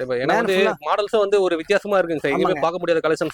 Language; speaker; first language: Tamil; native; Tamil